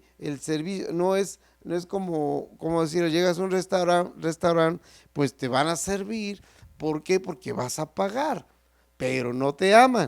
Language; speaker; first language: Spanish; native; Spanish